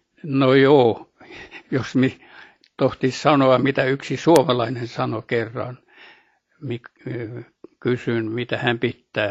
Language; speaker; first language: Finnish; early bilingual, heritage; Finnish